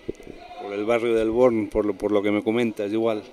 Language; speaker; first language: Spanish; native; Spanish